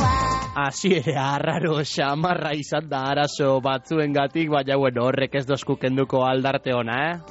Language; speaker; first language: Basque; native; Basque